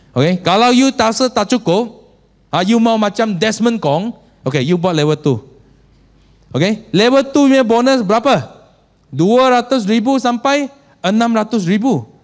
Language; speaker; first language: Malay; non-native, local second language; Chinese